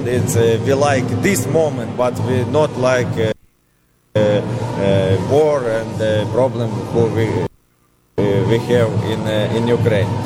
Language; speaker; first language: English; non-native, learner; Ukrainian